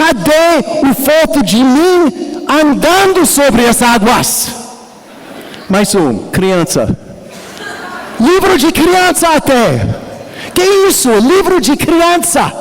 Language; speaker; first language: Portuguese; non-native, learner; English